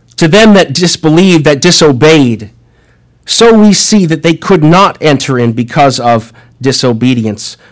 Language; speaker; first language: English; native; English